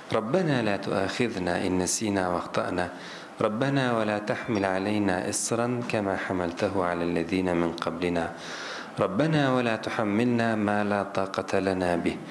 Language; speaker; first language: Arabic; non-native, fluent; Turkish